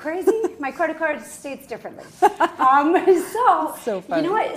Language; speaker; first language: English; native; English